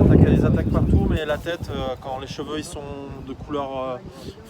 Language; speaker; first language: French; native; French